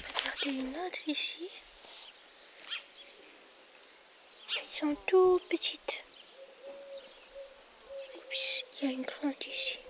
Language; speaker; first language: French; non-native, local second language; Arabic